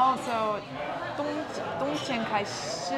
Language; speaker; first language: Chinese; non-native, learner; German